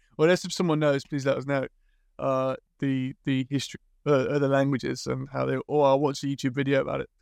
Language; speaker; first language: English; native; English